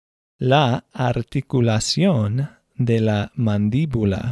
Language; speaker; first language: Spanish; non-native, learner; English